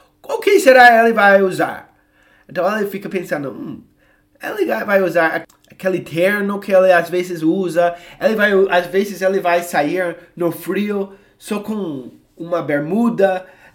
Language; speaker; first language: Portuguese; non-native, fluent; English